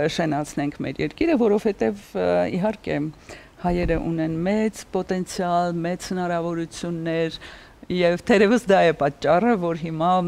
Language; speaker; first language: Armenian; native; Armenian